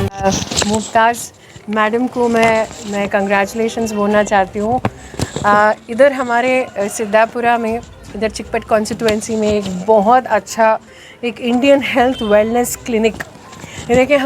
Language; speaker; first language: Hindi; non-native, local second language; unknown